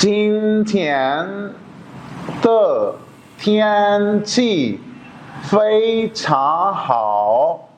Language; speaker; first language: Chinese; non-native, learner; Urdu